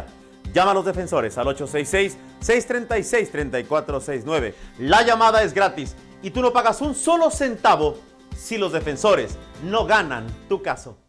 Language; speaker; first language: Spanish; native; Spanish